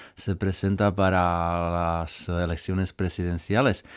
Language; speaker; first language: Spanish; non-native, fluent; Czech